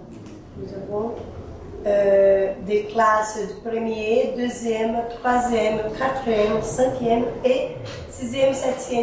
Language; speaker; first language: French; non-native, fluent; Portuguese